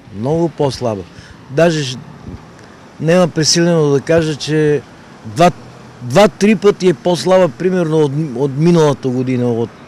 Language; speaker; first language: Bulgarian; native; Bulgarian